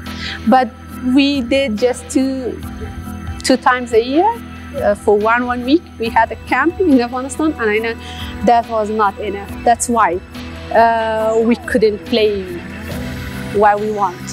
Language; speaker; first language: English; non-native, local second language; Persian